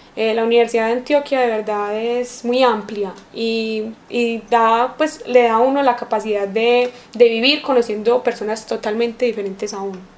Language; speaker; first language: Spanish; native; Spanish